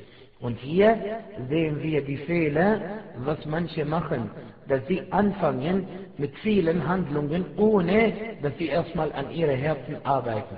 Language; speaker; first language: German; non-native, fluent; Arabic